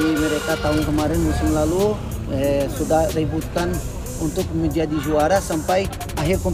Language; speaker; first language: Indonesian; non-native, learner; Portuguese